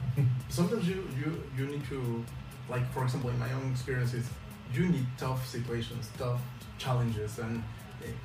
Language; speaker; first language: English; non-native, fluent; Spanish